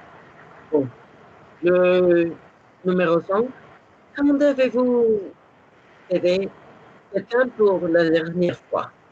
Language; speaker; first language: French; non-native, learner; Spanish